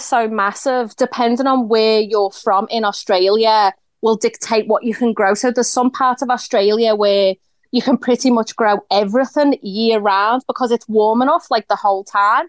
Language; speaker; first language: English; native; English